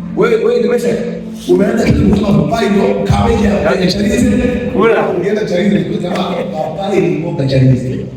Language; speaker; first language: Swahili; non-native, local second language; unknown